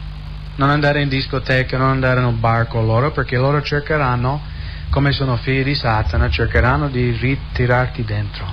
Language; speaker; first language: Italian; non-native, fluent; English